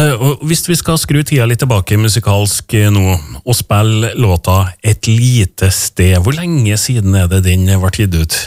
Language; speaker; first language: Norwegian; native; Norwegian